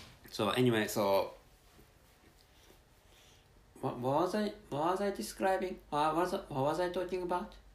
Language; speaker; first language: English; non-native, fluent; Japanese